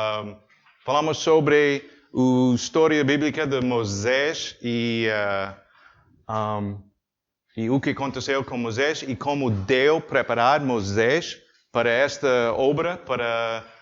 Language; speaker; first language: Portuguese; non-native, learner; English